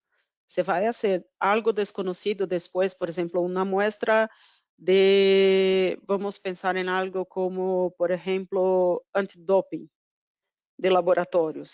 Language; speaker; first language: Spanish; non-native, fluent; Portuguese